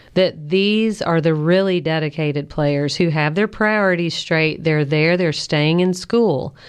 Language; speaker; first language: English; native; English